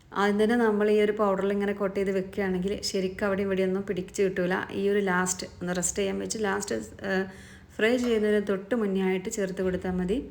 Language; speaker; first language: Malayalam; native; Malayalam